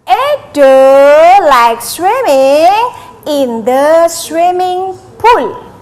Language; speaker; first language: English; non-native, learner; Indonesian